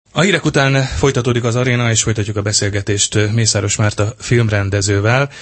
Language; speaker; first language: Hungarian; native; Hungarian